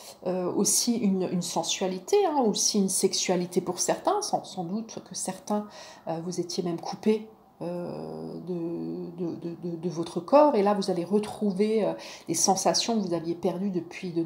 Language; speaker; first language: French; native; French